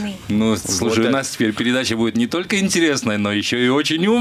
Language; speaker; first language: Russian; native; Russian